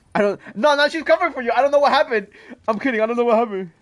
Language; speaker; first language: English; native; English